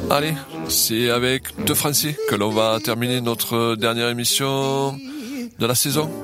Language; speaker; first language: French; native; French